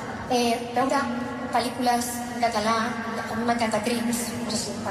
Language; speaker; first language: Catalan; non-native, local second language; Spanish